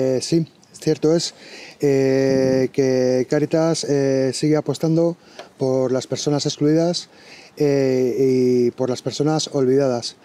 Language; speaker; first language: Spanish; native; Spanish